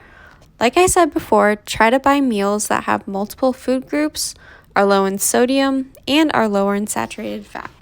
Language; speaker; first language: English; native; English